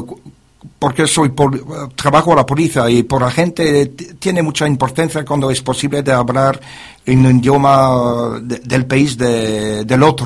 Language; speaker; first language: Spanish; non-native, learner; French